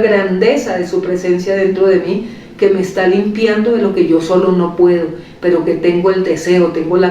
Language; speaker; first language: Spanish; native; Spanish